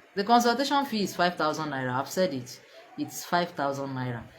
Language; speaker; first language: English; non-native, local second language; Yoruba